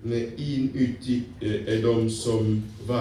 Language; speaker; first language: Swedish; non-native, fluent; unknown